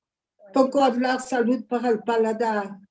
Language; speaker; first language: Spanish; early bilingual, heritage; Ladino